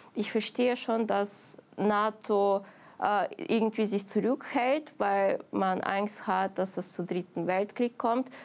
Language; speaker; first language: German; non-native, fluent; Ukrainian